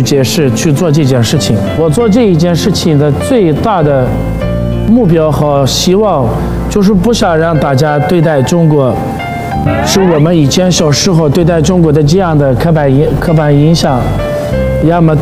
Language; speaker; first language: Chinese; non-native, fluent; Arabic